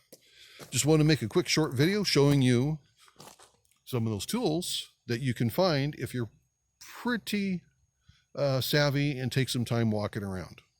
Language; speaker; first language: English; native; English